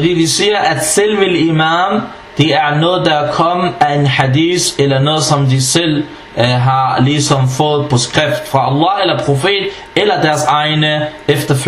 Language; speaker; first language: Danish; non-native, fluent; Arabic